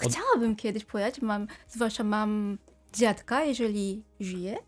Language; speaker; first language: Polish; non-native, fluent; Korean